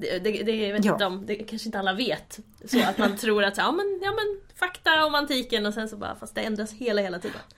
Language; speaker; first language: Swedish; native; Swedish